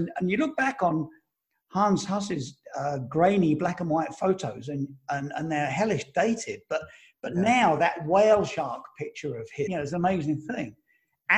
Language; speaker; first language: English; native; English